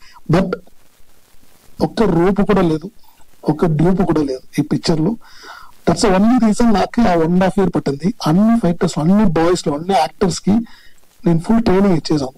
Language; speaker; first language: Telugu; non-native, learner; Tamil